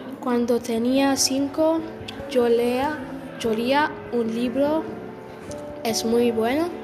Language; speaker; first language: Spanish; non-native, learner; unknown